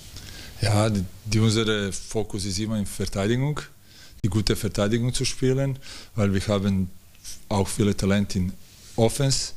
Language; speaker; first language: German; non-native, learner; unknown